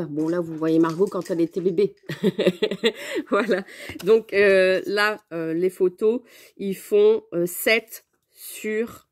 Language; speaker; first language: French; native; French